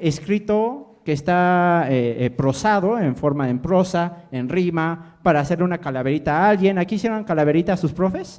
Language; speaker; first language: Spanish; native; Spanish